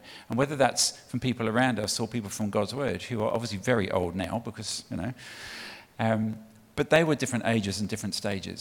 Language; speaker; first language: English; native; English